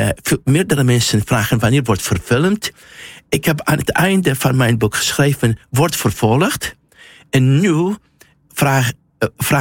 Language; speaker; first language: Dutch; non-native, fluent; Arabic